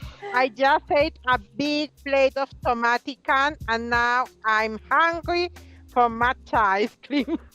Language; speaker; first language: English; non-native, fluent; Spanish